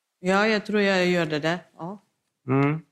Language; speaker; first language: Swedish; non-native, learner; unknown